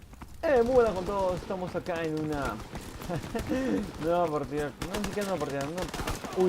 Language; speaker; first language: Spanish; native; Spanish